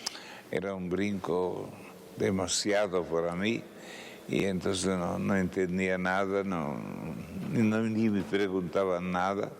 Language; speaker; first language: Spanish; non-native, fluent; Italian